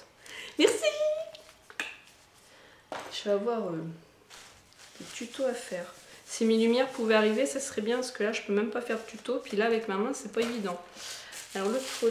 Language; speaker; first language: French; native; French